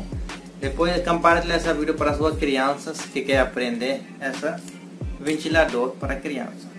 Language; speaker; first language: Portuguese; non-native, learner; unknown